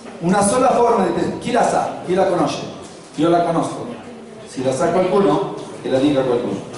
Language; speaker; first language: Italian; non-native, fluent; Spanish